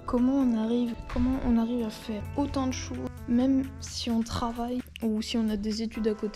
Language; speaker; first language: French; native; French